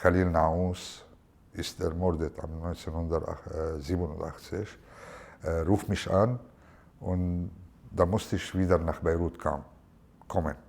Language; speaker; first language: German; non-native, fluent; Arabic